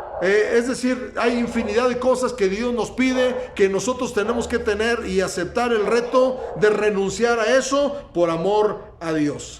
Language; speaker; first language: Spanish; native; Spanish